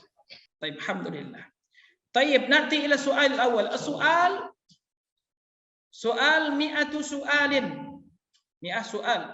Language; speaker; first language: Arabic; non-native, fluent; Indonesian